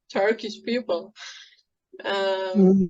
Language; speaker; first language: English; non-native, fluent; Turkish